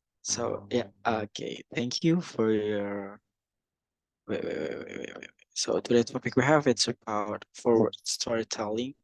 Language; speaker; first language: English; non-native, fluent; Indonesian